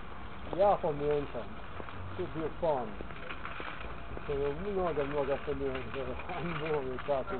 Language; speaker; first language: Polish; non-native, learner; Slovenian